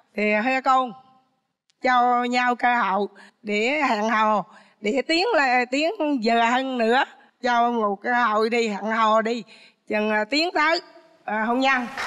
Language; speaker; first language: Vietnamese; native; Vietnamese